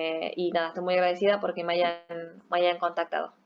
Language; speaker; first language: Spanish; native; Spanish